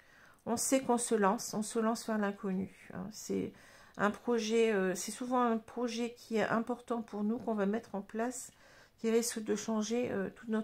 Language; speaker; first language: French; native; French